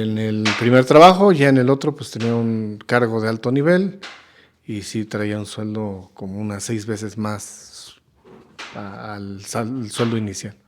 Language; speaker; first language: Spanish; native; Spanish